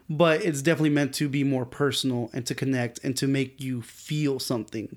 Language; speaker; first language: English; early bilingual, other home language; Spanish